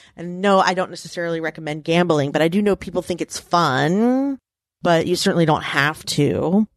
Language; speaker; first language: English; native; English